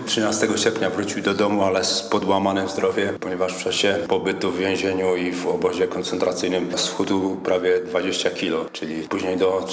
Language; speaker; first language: Polish; native; Polish